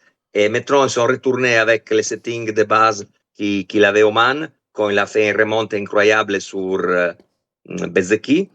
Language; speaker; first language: French; non-native, fluent; Italian